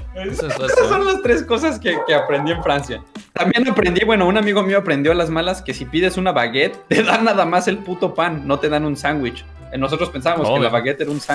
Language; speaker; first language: Spanish; native; Spanish